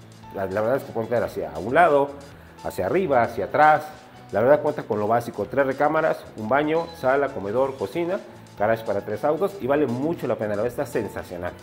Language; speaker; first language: Spanish; native; Spanish